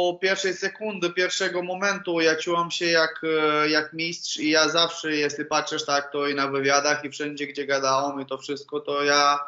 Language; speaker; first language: Polish; non-native, learner; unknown